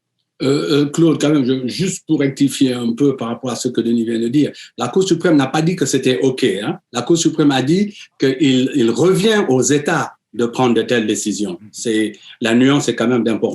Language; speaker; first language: French; native; French